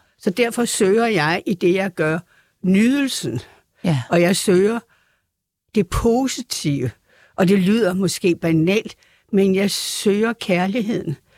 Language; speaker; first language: Danish; native; Danish